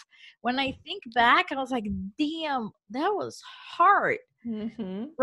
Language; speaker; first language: English; non-native, fluent; Portuguese